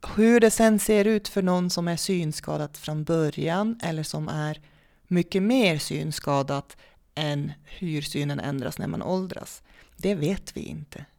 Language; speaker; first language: Swedish; non-native, fluent; Dutch